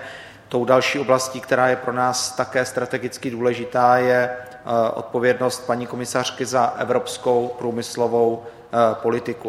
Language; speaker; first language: Czech; native; Czech